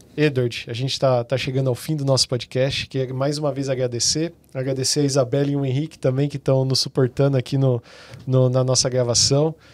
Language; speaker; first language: Portuguese; native; Portuguese